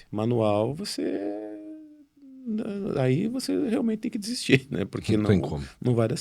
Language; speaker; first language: Portuguese; native; Portuguese